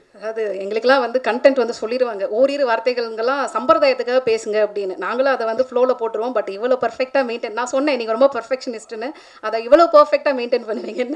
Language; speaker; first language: Tamil; native; Tamil